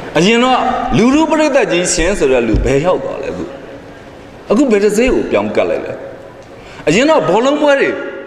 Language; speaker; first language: Burmese; native; Burmese